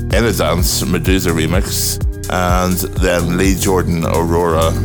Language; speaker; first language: English; native; English